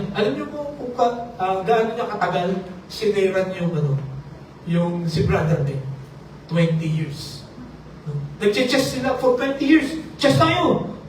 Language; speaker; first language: Filipino; non-native, local second language; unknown